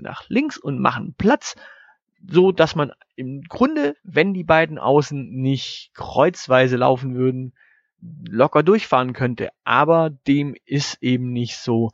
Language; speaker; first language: German; native; German